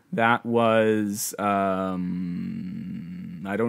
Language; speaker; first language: English; native; English